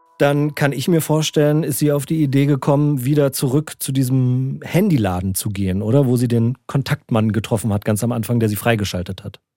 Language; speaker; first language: German; native; German